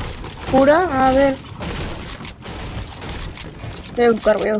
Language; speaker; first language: Spanish; early bilingual, heritage; Spanish